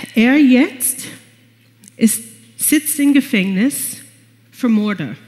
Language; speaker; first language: German; non-native, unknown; English